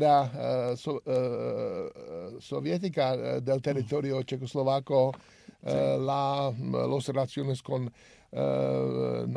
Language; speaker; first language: Spanish; non-native, learner; Czech